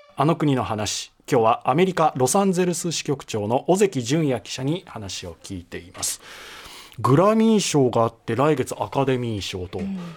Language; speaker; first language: Japanese; native; Japanese